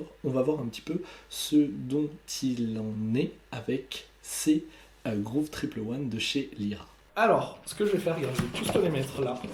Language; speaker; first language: French; native; French